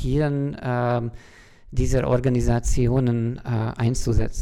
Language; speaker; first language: German; non-native, fluent; Hungarian